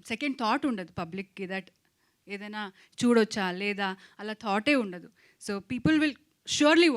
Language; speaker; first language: Telugu; non-native, local second language; Kannada